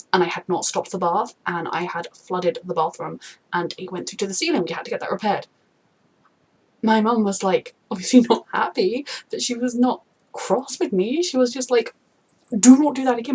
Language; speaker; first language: English; native; English